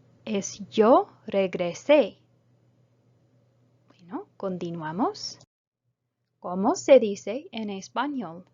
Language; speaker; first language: Spanish; non-native, fluent; English